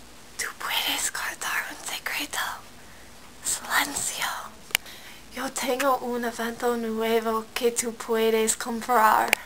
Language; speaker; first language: Spanish; non-native, learner; English